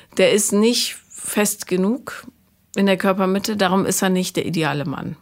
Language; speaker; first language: German; native; German